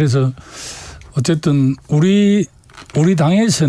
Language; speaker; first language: Korean; native; Korean